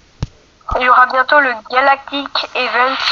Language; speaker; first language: French; native; French